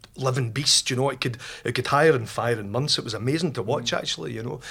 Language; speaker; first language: English; native; English